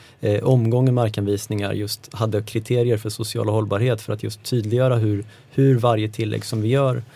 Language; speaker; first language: Swedish; native; Swedish